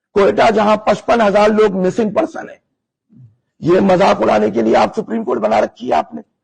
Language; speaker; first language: Urdu; native; Urdu